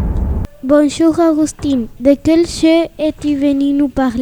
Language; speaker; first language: French; non-native, learner; Spanish